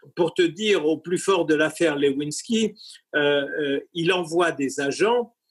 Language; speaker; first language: French; native; French